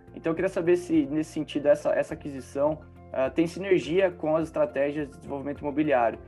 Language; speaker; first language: Portuguese; native; Portuguese